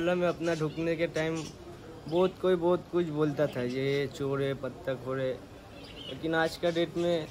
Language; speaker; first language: Hindi; non-native, local second language; Bangla